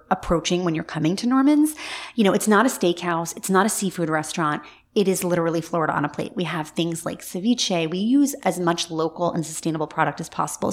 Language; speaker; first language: English; native; English